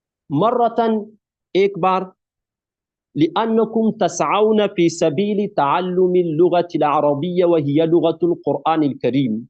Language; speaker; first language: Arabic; non-native, fluent; Urdu